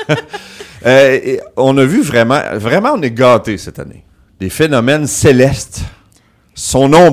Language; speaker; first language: French; native; French